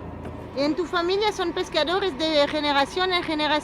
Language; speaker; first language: Spanish; non-native, learner; French